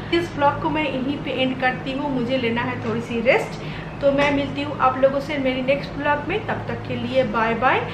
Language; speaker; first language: Hindi; non-native, local second language; Bangla